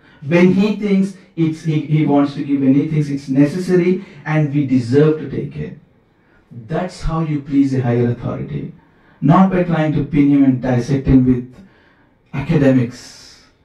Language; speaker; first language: English; non-native, local second language; Kannada